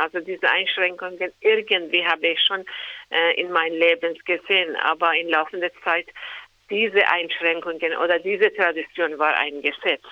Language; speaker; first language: German; non-native, fluent; Persian